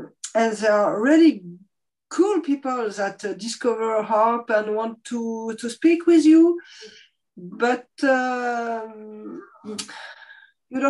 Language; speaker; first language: English; non-native, fluent; French